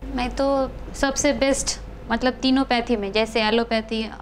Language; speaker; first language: Hindi; non-native, local second language; Marathi